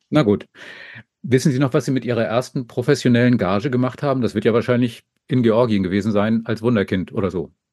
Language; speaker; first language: German; native; German